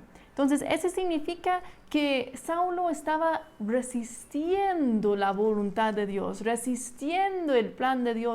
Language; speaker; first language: Spanish; non-native, fluent; English